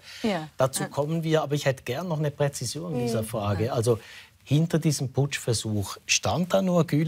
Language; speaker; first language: German; native; German